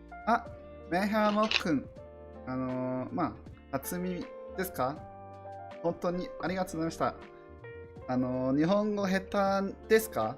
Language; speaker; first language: Japanese; non-native, learner; English